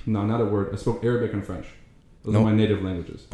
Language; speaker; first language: English; early bilingual, other home language; Arabic